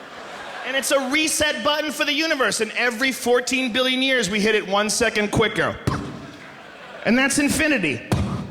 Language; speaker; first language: English; native; English